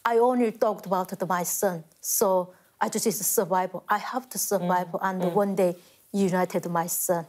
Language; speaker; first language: English; non-native, fluent; Korean